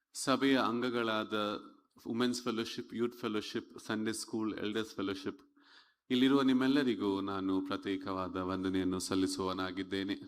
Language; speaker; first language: Kannada; non-native, local second language; Telugu